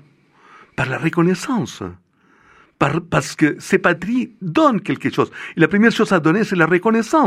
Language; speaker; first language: French; non-native, fluent; Spanish